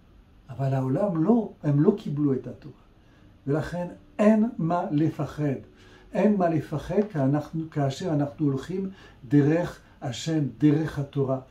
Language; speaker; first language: Hebrew; non-native, fluent; French